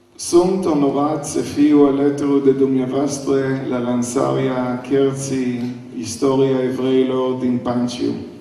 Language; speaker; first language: Romanian; non-native, learner; Hebrew